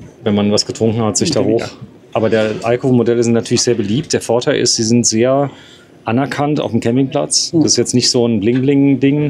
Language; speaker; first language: German; native; German